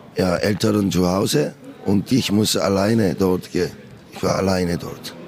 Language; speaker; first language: German; non-native, learner; Korean